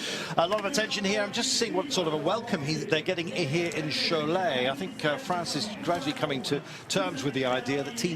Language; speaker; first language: English; native; English